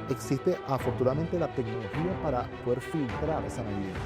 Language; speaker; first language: Spanish; native; Spanish